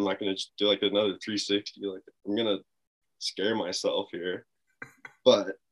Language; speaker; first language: English; native; English